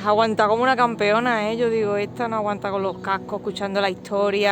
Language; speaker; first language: Spanish; native; Spanish